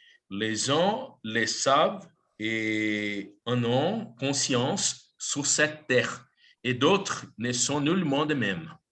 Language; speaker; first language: French; non-native, learner; Portuguese